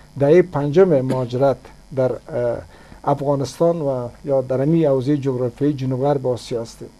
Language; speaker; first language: Persian; native; Persian